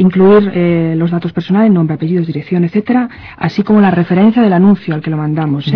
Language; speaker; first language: Spanish; native; Spanish